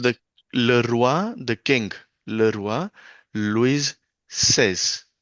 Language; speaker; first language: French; non-native, fluent; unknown